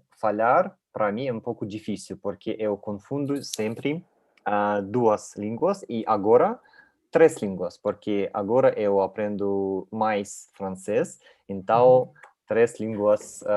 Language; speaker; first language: Portuguese; non-native, learner; Russian